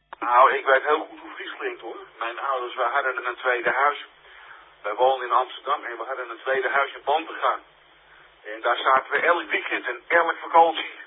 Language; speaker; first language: Dutch; native; Dutch